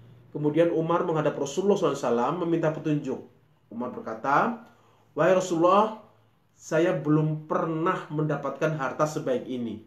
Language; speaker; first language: Indonesian; native; Indonesian